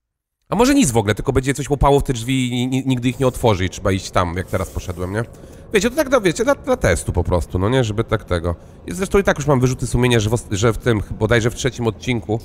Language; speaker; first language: Polish; native; Polish